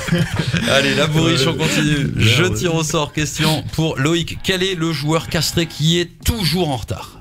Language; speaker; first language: French; native; French